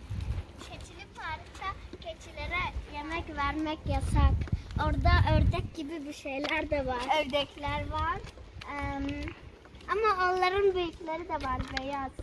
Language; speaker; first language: Turkish; early bilingual, heritage; Turkish